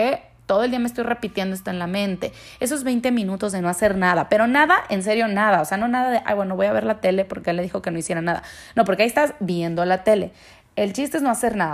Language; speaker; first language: Spanish; native; Spanish